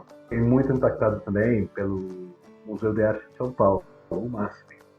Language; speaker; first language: Portuguese; non-native, fluent; Spanish